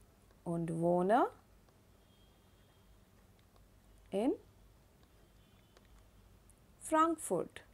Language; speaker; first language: German; non-native, fluent; Hindi